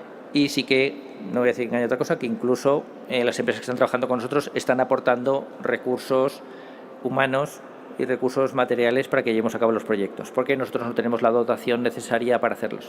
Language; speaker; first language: Spanish; native; Spanish